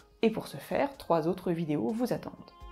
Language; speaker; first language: French; native; French